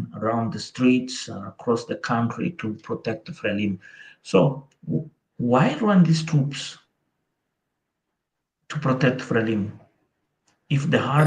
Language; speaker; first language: English; non-native, local second language; Portuguese